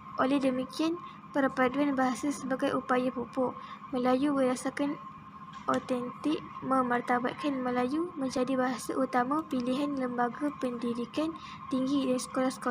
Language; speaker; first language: Malay; native; Malay